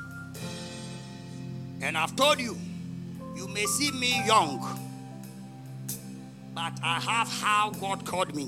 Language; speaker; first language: English; non-native, local second language; Akan